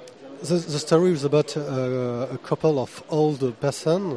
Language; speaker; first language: English; non-native, fluent; French